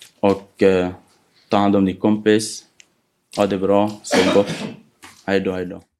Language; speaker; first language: Swedish; non-native, fluent; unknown